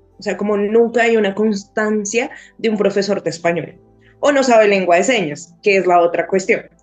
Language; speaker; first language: Spanish; native; Spanish